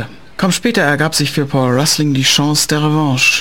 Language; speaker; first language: German; native; German